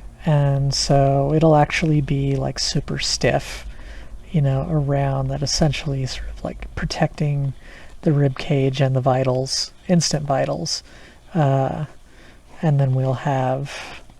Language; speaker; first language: English; native; English